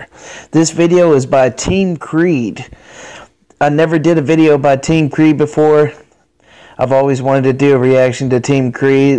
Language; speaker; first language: English; native; English